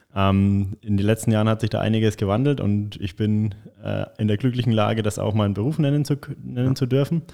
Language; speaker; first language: German; native; German